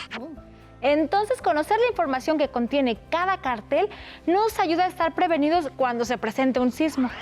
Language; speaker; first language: Spanish; native; Spanish